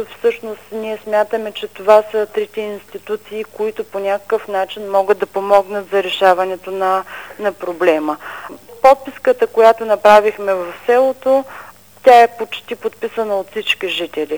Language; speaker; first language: Bulgarian; native; Bulgarian